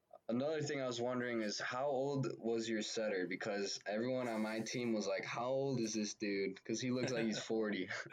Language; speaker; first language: English; native; English